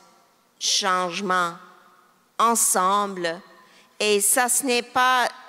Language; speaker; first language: French; non-native, local second language; English